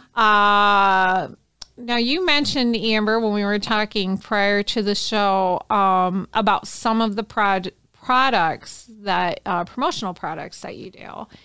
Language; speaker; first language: English; native; English